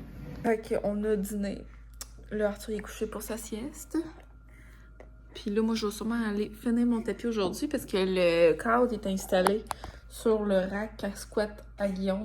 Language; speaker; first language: French; native; French